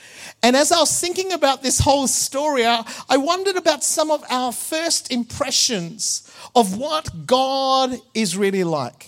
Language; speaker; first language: English; early bilingual, other home language; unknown